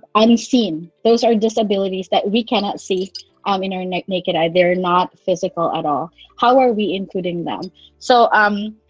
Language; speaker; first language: English; non-native, local second language; Cebuano